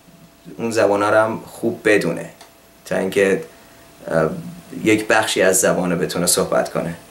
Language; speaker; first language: Persian; early bilingual, heritage; Persian